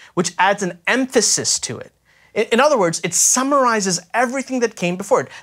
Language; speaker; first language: English; native; English